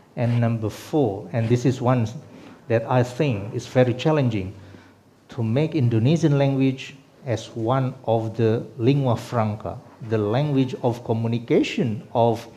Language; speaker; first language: English; non-native, fluent; Sundanese